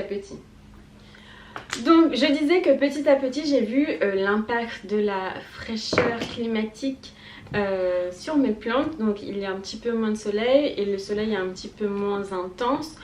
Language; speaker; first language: French; native; French